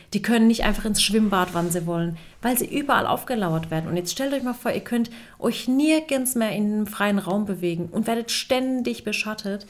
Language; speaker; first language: German; early bilingual, other home language; Turkish